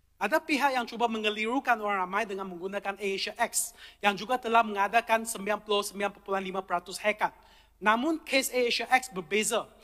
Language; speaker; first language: Malay; non-native, local second language; Chinese